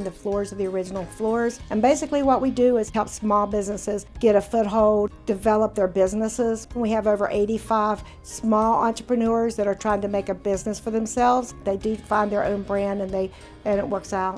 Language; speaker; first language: English; native; English